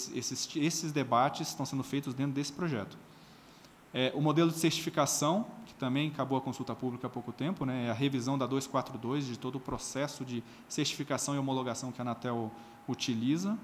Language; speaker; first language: Portuguese; native; Portuguese